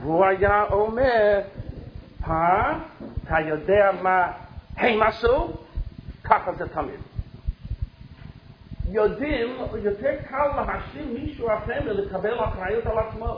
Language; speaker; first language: Hebrew; non-native, fluent; English